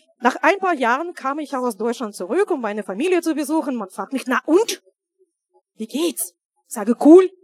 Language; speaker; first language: German; non-native, fluent; Russian